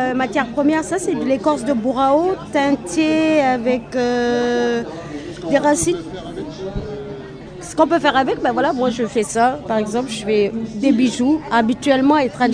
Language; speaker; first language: French; native; French